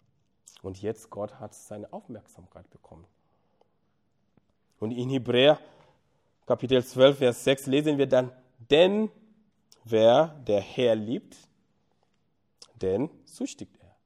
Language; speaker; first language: German; non-native, fluent; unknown